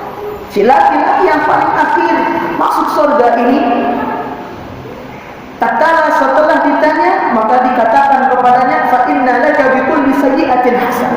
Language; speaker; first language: Indonesian; native; Indonesian